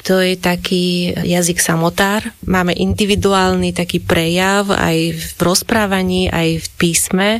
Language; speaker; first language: Slovak; non-native, fluent; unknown